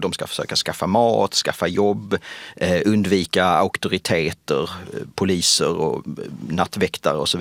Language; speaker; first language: Swedish; native; Swedish